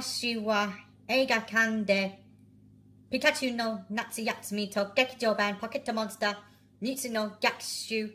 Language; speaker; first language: Japanese; non-native, learner; English